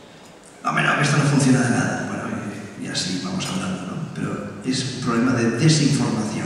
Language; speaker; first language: Spanish; native; Spanish